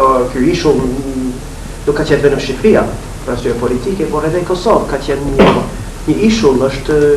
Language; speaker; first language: Albanian; non-native, fluent; English